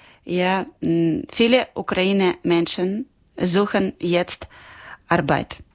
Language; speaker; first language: German; non-native, learner; Ukrainian